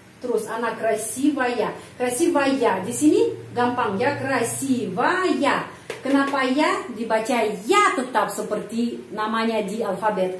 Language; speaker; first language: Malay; non-native, fluent; Russian